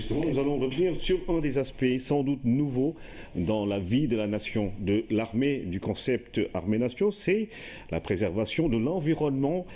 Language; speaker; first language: French; non-native, local second language; Wolof